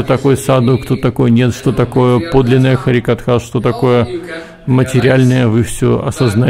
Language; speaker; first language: Russian; native; Russian